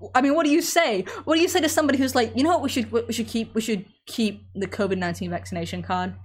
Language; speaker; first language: English; native; English